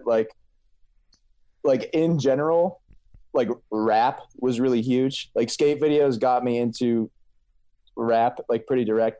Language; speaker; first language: English; native; English